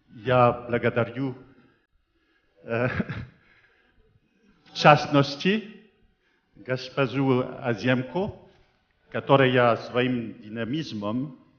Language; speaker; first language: Russian; non-native, fluent; French